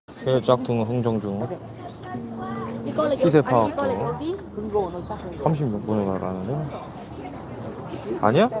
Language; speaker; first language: Korean; native; Korean